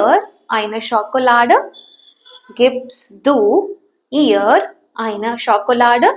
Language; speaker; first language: German; non-native, learner; Tamil